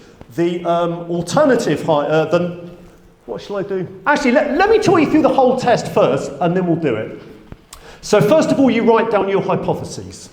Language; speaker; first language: English; native; English